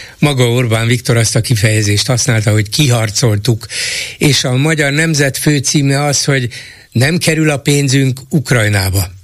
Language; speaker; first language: Hungarian; native; Hungarian